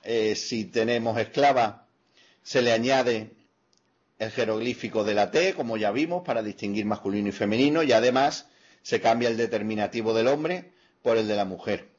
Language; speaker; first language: Spanish; native; Spanish